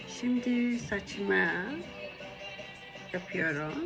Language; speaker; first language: Turkish; non-native, learner; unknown